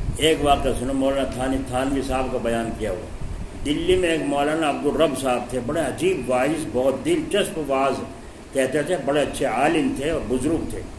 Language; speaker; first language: Urdu; native; Urdu